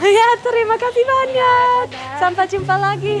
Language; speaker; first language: Indonesian; non-native, learner; English